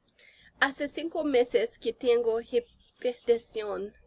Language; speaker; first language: Spanish; non-native, learner; English